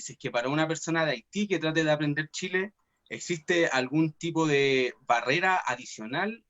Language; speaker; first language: Spanish; native; Spanish